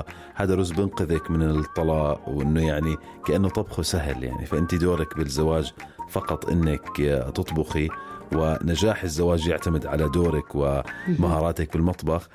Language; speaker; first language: Arabic; native; Arabic